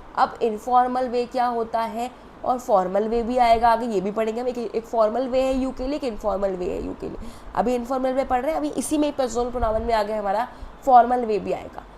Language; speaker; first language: Hindi; native; Hindi